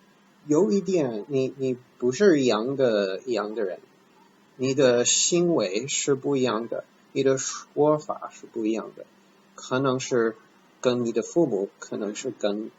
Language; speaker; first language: Chinese; non-native, fluent; English